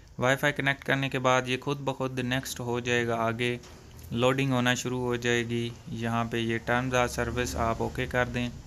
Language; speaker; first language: Urdu; non-native, local second language; Punjabi